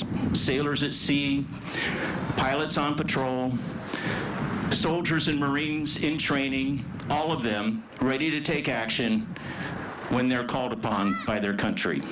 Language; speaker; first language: English; native; English